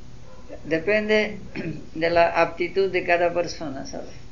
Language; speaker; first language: Spanish; non-native, learner; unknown